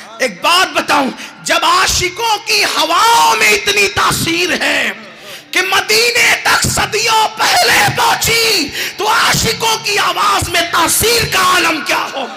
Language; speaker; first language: Urdu; native; Urdu